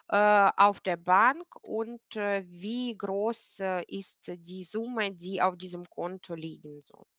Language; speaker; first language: German; non-native, fluent; Ukrainian